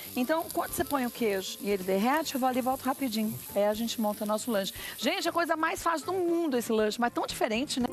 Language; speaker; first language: Portuguese; native; Portuguese